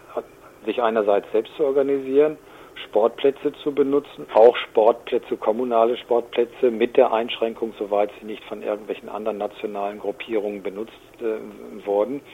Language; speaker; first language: German; native; German